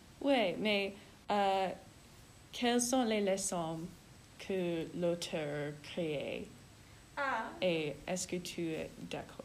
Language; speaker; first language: French; non-native, learner; English